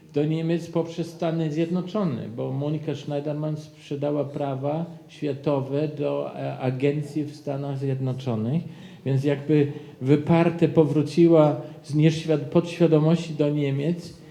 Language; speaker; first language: Polish; non-native, fluent; German